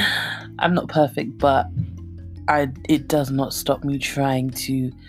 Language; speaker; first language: English; native; English